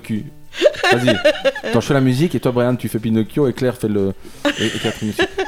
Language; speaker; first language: French; native; French